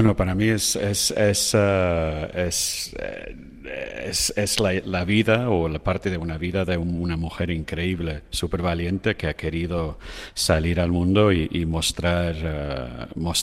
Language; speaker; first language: Spanish; non-native, fluent; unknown